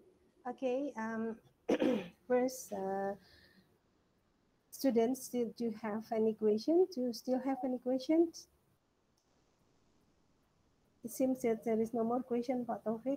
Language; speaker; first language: English; non-native, learner; Indonesian